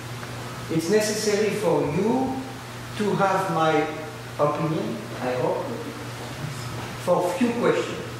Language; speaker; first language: English; non-native, learner; French